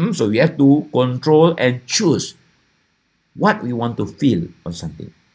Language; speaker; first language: English; non-native, local second language; Malay